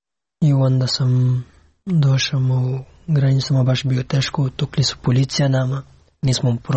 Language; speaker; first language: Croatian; non-native, learner; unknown